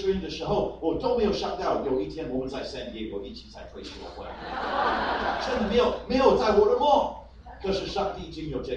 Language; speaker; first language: Chinese; non-native, fluent; English